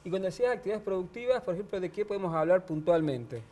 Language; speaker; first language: Spanish; native; Spanish